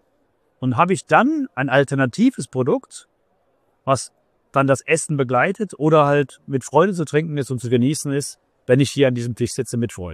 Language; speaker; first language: German; native; German